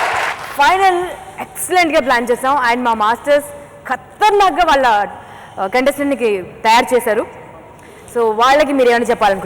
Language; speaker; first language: Telugu; native; Telugu